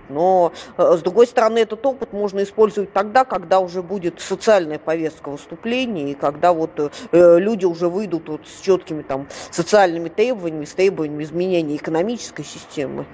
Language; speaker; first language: Russian; native; Russian